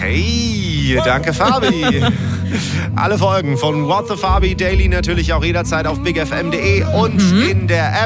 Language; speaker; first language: German; native; German